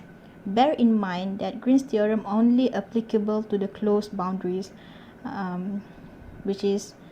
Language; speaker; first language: English; non-native, local second language; Malay